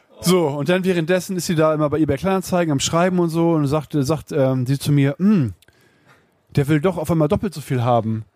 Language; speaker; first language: German; native; German